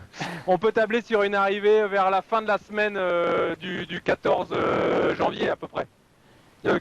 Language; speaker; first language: French; native; French